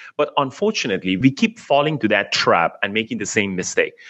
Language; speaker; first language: English; non-native, fluent; Persian